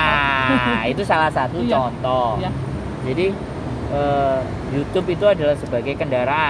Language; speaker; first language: Indonesian; non-native, local second language; Javanese